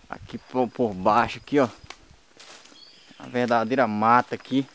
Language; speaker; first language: Portuguese; native; Portuguese